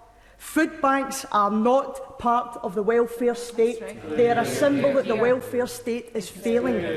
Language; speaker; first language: English; native; English